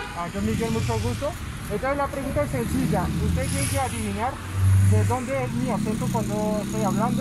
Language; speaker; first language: Spanish; non-native, fluent; French